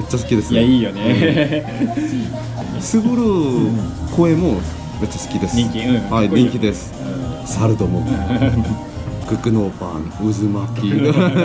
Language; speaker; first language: Japanese; non-native, learner; Korean